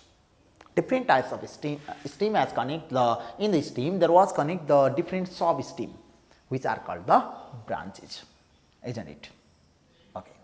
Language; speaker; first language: English; non-native, local second language; Nepali